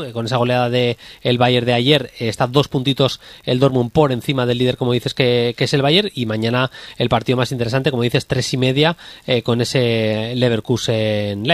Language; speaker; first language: Spanish; native; Spanish